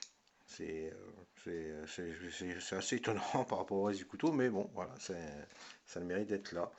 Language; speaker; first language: French; native; French